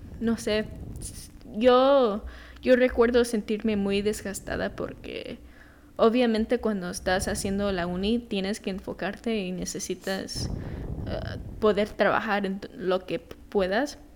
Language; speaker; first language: Spanish; early bilingual, heritage; Spanish